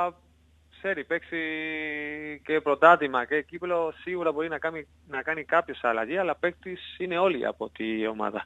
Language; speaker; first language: Greek; non-native, learner; Spanish